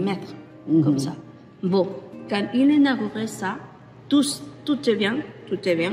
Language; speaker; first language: French; non-native, learner; Spanish